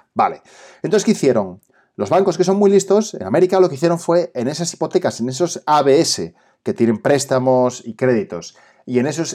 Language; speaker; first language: Spanish; native; Spanish